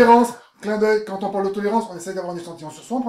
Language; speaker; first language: French; native; French